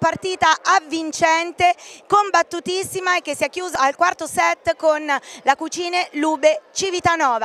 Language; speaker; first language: Italian; native; Italian